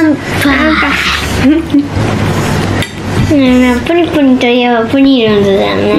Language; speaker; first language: Japanese; native; Japanese